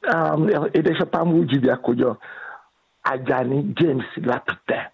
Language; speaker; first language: Hungarian; non-native, fluent; Yoruba